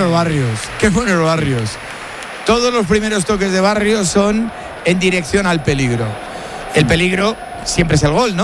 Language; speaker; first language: Spanish; native; Spanish